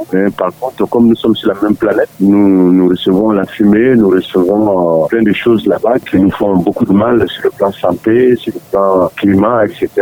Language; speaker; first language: French; non-native, local second language; Dyula